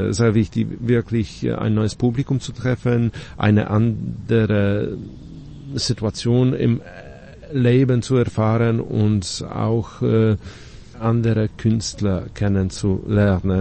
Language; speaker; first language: German; non-native, fluent; Polish